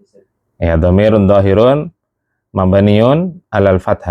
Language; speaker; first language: Arabic; non-native, fluent; Indonesian